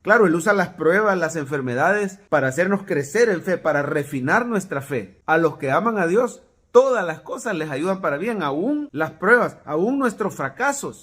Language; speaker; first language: Spanish; native; Spanish